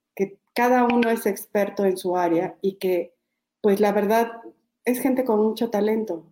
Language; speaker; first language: Spanish; native; Spanish